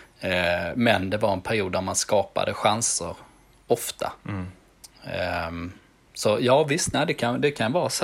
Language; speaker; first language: Swedish; native; Swedish